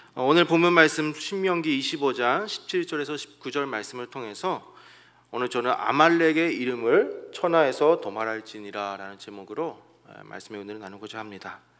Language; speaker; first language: Korean; native; Korean